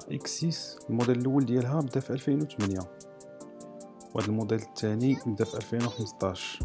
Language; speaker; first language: Arabic; native; Arabic